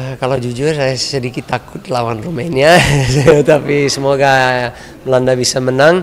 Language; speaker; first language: Indonesian; non-native, fluent; Dutch